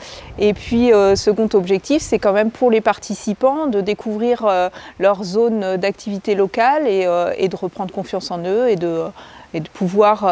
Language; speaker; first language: French; native; French